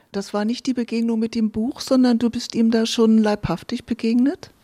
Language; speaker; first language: German; native; German